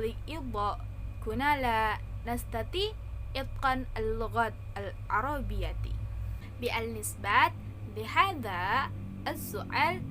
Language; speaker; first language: Arabic; non-native, learner; Indonesian